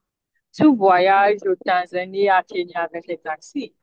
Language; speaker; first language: French; non-native, learner; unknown